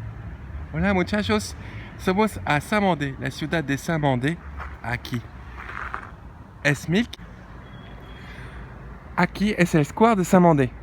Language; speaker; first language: Spanish; non-native, learner; French